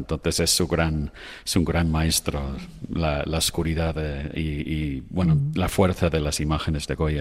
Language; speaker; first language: Spanish; non-native, fluent; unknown